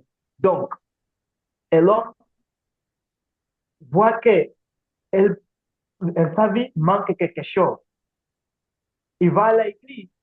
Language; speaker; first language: French; non-native, learner; Portuguese